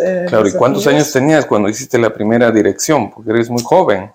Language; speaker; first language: Spanish; native; Spanish